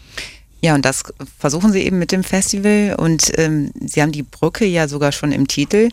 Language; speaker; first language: German; native; German